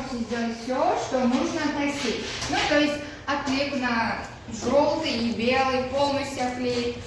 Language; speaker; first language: Russian; native; Russian